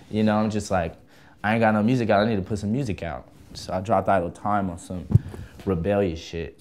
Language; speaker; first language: English; native; English